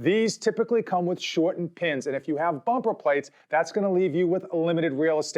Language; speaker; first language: English; native; English